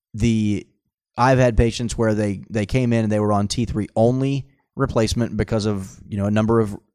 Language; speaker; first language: English; native; English